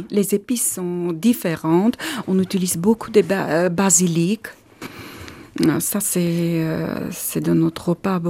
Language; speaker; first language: French; non-native, learner; Armenian